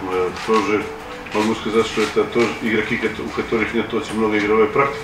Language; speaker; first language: Russian; non-native, fluent; Serbian